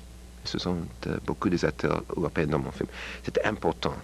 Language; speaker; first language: French; non-native, learner; English